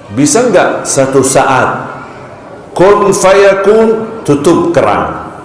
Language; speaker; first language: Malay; non-native, fluent; Arabic